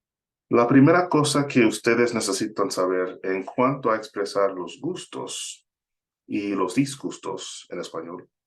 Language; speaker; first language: Spanish; non-native, fluent; English